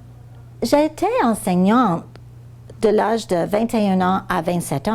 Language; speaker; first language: French; non-native, fluent; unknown